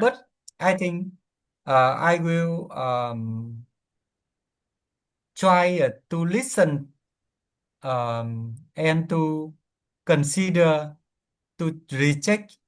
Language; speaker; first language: English; non-native, learner; Vietnamese